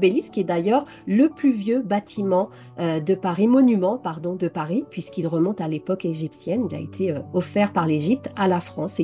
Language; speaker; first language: French; native; French